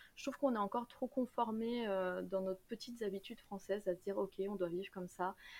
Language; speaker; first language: French; native; French